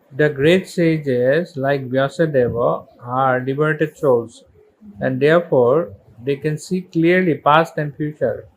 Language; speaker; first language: English; non-native, local second language; Assamese